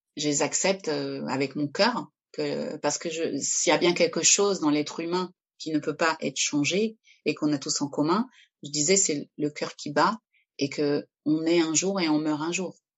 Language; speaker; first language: French; early bilingual, other home language; Spanish